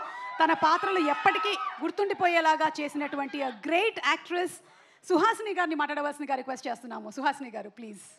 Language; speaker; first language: Telugu; native; Telugu